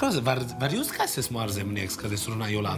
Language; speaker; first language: Latvian; non-native, fluent; Italian